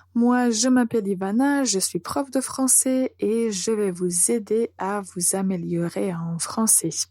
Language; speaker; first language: French; native; French